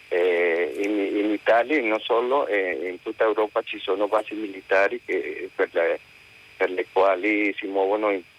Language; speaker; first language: Italian; non-native, fluent; Spanish